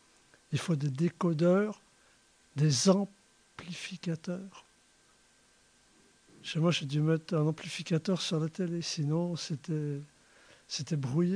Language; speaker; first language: French; native; French